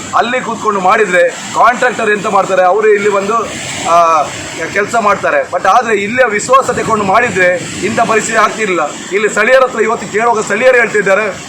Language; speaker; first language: Kannada; non-native, local second language; Tulu